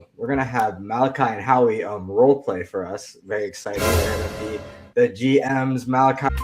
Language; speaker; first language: English; native; English